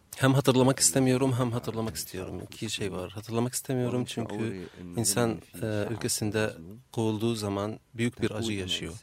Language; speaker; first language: Turkish; non-native, fluent; Arabic